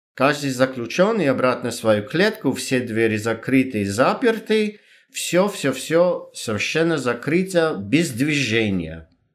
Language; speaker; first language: Russian; non-native, fluent; English